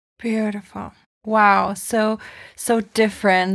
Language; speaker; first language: English; non-native, fluent; German